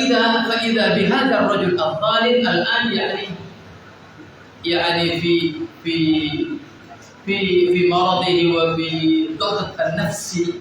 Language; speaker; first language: Arabic; non-native, fluent; Indonesian